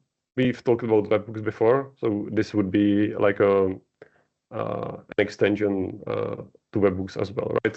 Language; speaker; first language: English; non-native, fluent; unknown